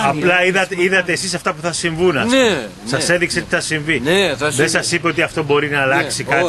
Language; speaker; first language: Greek; native; Greek